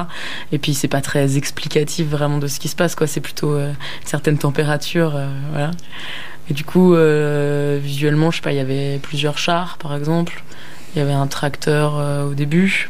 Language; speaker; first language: French; native; French